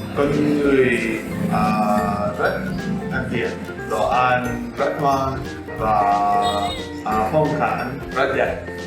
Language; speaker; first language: Vietnamese; non-native, learner; English